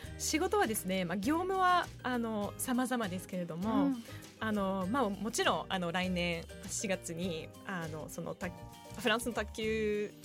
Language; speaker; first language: Japanese; non-native, fluent; French